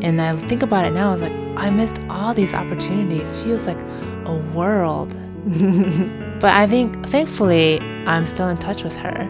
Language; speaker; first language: English; early bilingual, other home language; Chinese